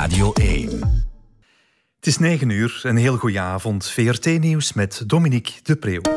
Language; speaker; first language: Dutch; native; Dutch